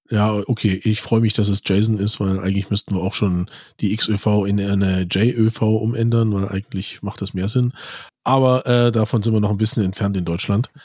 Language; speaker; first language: German; native; German